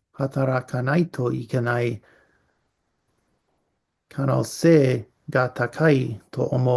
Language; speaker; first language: Japanese; non-native, learner; English